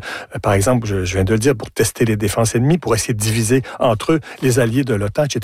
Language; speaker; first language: French; native; French